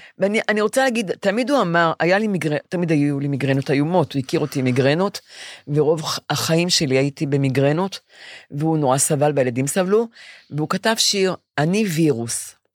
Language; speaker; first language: Hebrew; native; Hebrew